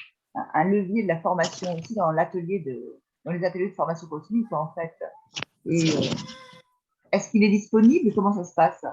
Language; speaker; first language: French; native; French